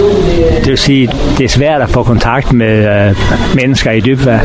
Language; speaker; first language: Danish; native; Danish